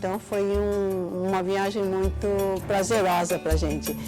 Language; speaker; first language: Portuguese; early bilingual, other home language; Cantonese